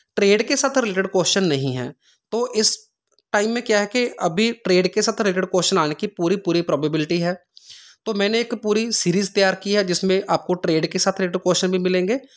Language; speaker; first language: Hindi; non-native, local second language; Punjabi